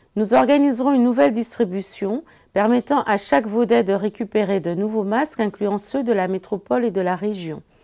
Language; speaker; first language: French; native; French